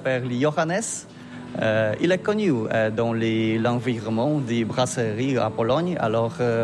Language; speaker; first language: French; non-native, learner; Polish